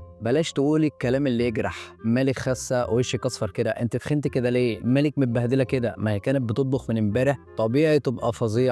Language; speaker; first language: Arabic; native; Arabic